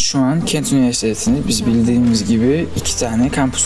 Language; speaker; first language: Turkish; non-native, learner; Uzbek